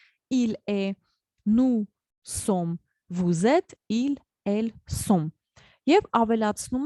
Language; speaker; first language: French; non-native, fluent; Armenian